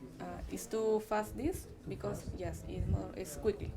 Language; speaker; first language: English; non-native, fluent; Spanish